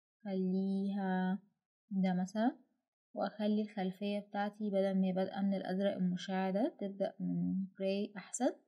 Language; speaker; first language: Arabic; native; Arabic